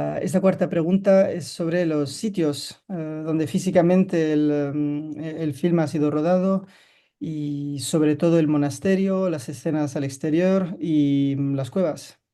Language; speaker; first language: Spanish; non-native, fluent; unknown